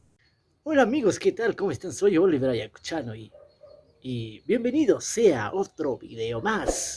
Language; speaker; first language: Spanish; native; Spanish